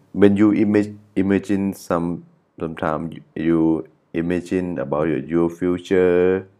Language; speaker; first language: English; non-native, learner; Thai